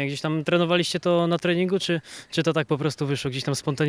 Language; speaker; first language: Polish; native; Polish